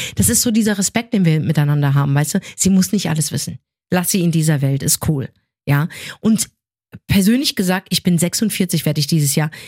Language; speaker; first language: German; early bilingual, other home language; Arabic